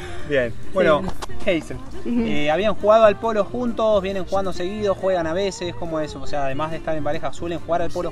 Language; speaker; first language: Spanish; native; Spanish